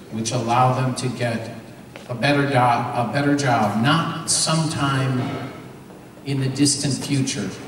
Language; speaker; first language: English; native; English